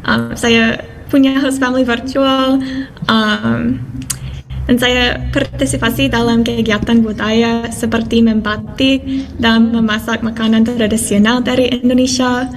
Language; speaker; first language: Indonesian; non-native, learner; English